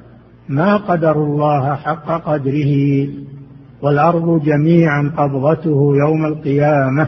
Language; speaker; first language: Arabic; native; Arabic